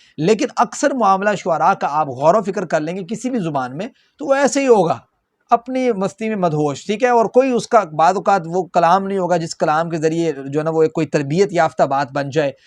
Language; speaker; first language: Urdu; non-native, local second language; Punjabi